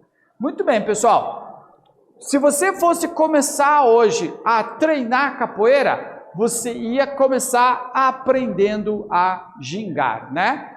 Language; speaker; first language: Portuguese; native; Portuguese